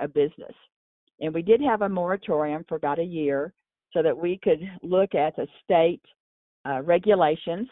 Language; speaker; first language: English; native; English